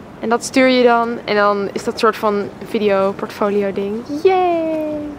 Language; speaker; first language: Dutch; early bilingual, other home language; Russian